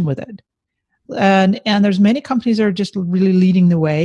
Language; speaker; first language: English; native; English